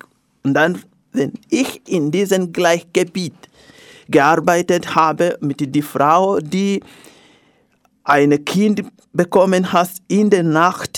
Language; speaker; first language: German; non-native, learner; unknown